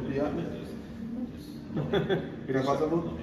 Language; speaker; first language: Russian; non-native, learner; English